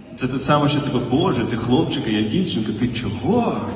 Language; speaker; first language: Ukrainian; non-native, local second language; Russian